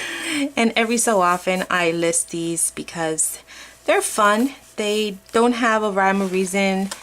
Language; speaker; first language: English; native; English